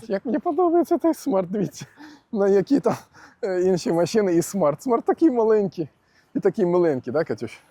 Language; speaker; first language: Ukrainian; non-native, fluent; Turkish